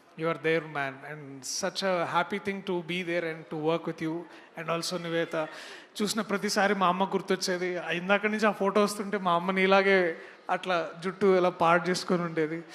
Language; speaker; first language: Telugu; native; Telugu